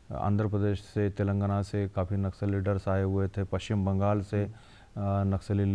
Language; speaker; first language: Hindi; non-native, local second language; Marathi